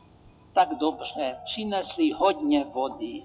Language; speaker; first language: Czech; native; Czech